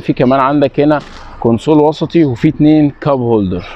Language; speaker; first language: Arabic; native; Arabic